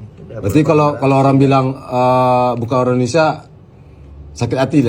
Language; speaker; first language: Indonesian; native; Indonesian